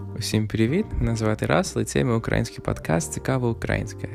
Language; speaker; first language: Ukrainian; non-native, fluent; English